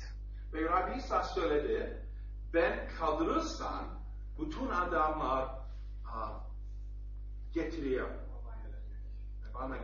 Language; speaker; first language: Turkish; non-native, learner; German